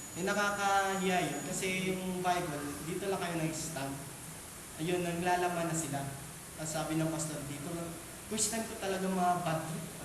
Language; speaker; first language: Filipino; non-native, local second language; Cebuano